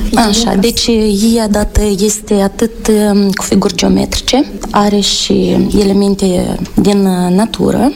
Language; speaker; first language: Romanian; native; Romanian